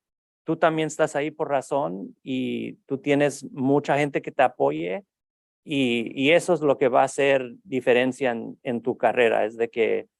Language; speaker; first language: Spanish; early bilingual, heritage; Spanish